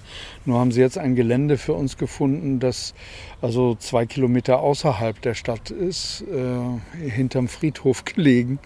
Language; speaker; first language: German; native; German